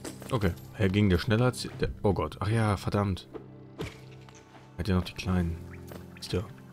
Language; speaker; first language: German; native; German